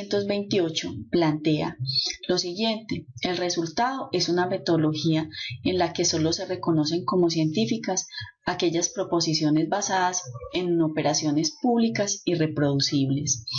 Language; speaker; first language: Spanish; native; Spanish